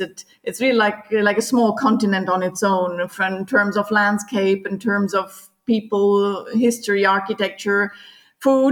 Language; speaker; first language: English; non-native, fluent; German